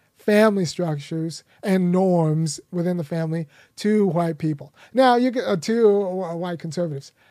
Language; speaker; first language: English; early bilingual, other home language; Akan